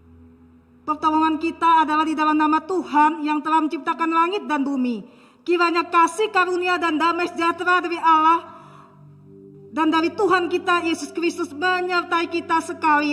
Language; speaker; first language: Malay; native; Malay